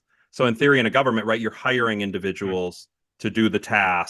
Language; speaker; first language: English; native; English